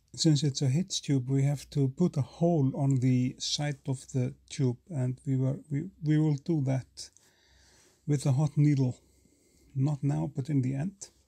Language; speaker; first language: English; non-native, fluent; Icelandic